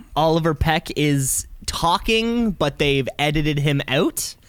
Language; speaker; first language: English; native; English